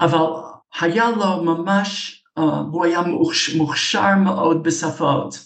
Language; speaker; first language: Hebrew; non-native, fluent; English